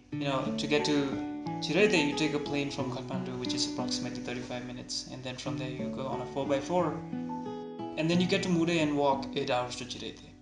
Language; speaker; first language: English; non-native, local second language; Nepali